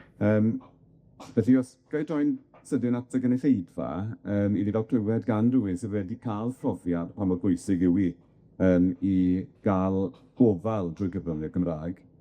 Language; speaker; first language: Welsh; native; Welsh